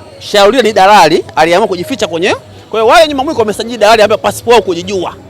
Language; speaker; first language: Swahili; native; Swahili